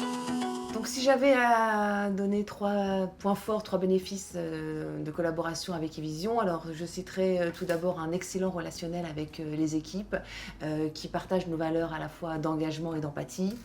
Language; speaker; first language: French; native; French